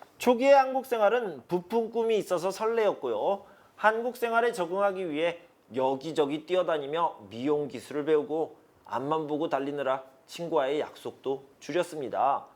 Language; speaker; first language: Korean; native; Korean